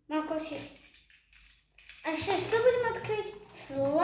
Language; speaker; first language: Russian; early bilingual, other home language; Tajik